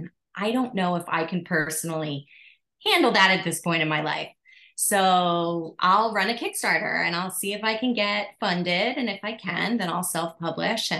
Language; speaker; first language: English; native; English